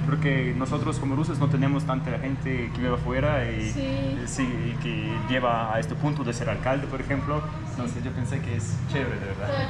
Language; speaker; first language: Spanish; non-native, fluent; Russian